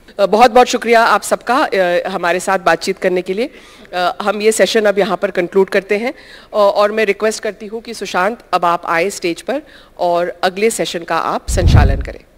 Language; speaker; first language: Hindi; native; Hindi